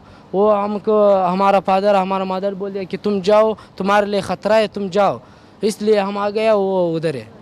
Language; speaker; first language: Hindi; non-native, learner; Pashto